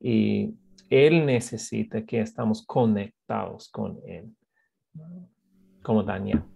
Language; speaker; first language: Spanish; non-native, fluent; English